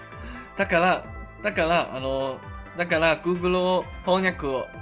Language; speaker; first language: Japanese; non-native, learner; Cantonese